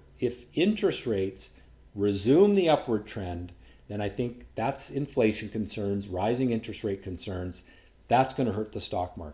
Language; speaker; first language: English; native; English